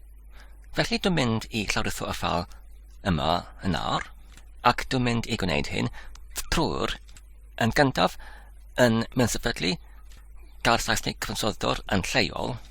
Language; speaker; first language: Welsh; non-native, learner; English